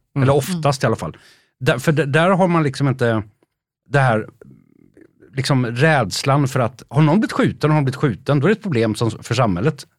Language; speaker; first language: Swedish; native; Swedish